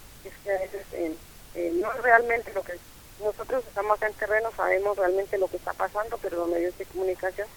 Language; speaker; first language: Spanish; native; Spanish